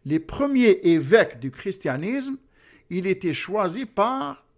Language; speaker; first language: French; non-native, local second language; Arabic